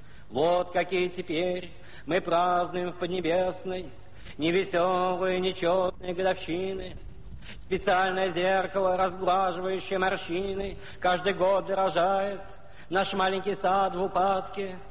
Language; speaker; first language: Russian; native; Russian